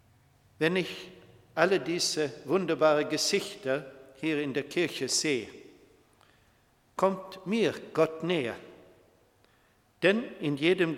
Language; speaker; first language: German; non-native, fluent; Swedish